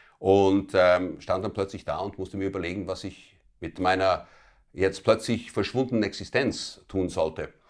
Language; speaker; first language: German; early bilingual, other home language; Italian